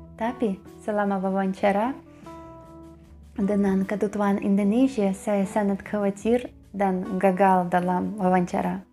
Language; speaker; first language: Indonesian; non-native, learner; Russian